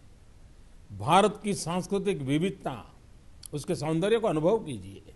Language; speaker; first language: Hindi; non-native, local second language; Gujarati